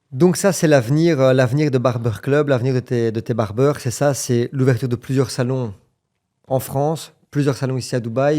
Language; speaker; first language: French; native; French